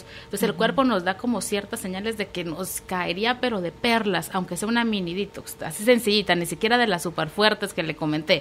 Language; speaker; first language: Spanish; native; Spanish